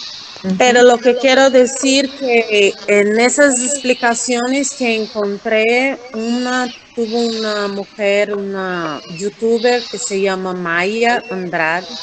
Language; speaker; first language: Spanish; non-native, fluent; Portuguese